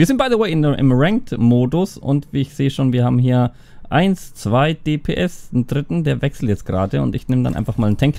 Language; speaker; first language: German; native; German